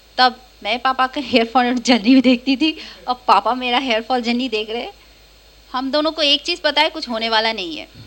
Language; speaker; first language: Hindi; non-native, local second language; Bangla